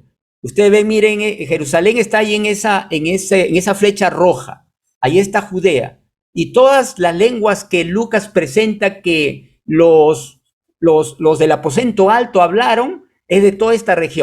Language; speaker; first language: Spanish; native; Spanish